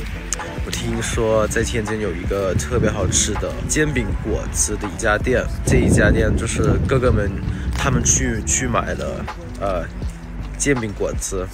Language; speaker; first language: Chinese; non-native, fluent; Thai